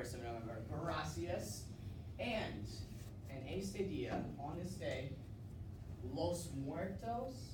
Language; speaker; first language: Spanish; non-native, learner; English